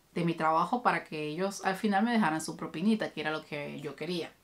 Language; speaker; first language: Spanish; native; Spanish